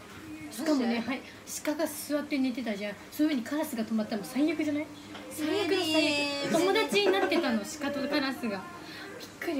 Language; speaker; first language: Japanese; native; Japanese